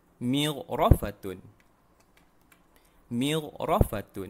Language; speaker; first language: Arabic; non-native, fluent; Malay